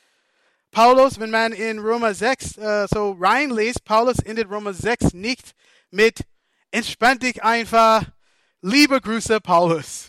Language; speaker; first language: German; non-native, fluent; English